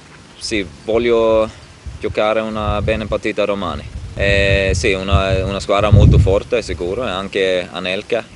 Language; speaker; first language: Italian; non-native, learner; Swedish